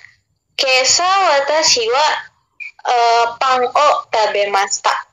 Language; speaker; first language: Japanese; non-native, learner; Indonesian